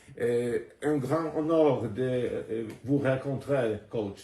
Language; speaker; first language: French; non-native, learner; Polish